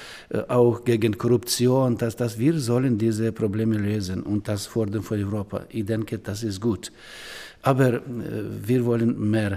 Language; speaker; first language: German; non-native, learner; Ukrainian